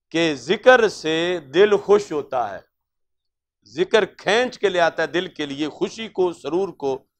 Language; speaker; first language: Urdu; non-native, local second language; Punjabi